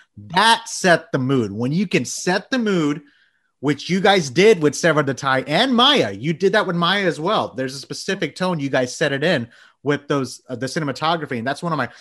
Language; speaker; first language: English; early bilingual, other home language; Bangla